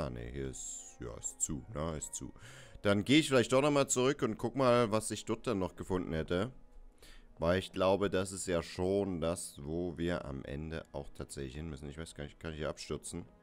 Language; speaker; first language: German; native; German